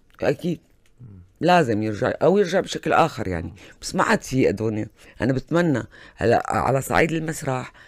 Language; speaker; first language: Arabic; native; Arabic